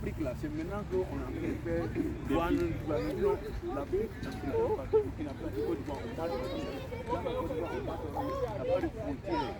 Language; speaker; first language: French; non-native, local second language; Baoulé